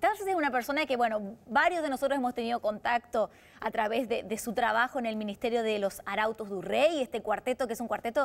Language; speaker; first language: Spanish; native; Spanish